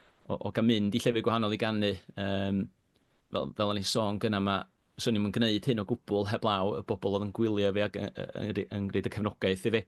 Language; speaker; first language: Welsh; native; Welsh